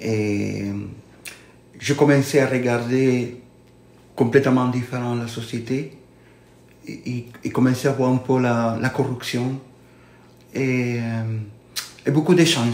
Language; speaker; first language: French; non-native, fluent; Spanish